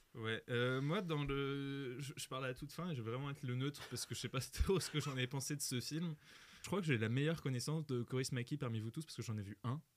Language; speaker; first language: French; native; French